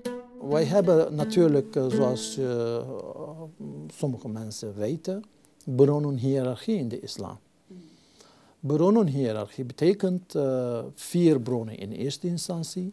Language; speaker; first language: Dutch; non-native, fluent; Turkish